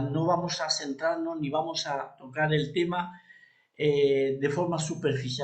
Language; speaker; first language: Spanish; native; Spanish